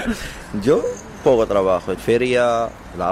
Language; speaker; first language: Spanish; non-native, learner; Arabic